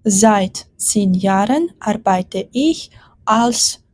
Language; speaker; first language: German; non-native, fluent; Ukrainian